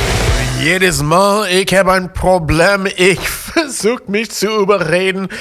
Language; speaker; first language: German; non-native, learner; English